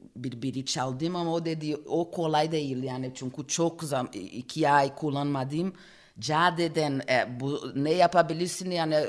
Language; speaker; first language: Turkish; non-native, learner; Portuguese